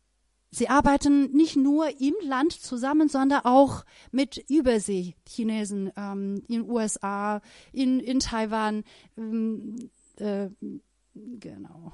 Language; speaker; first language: German; non-native, fluent; Persian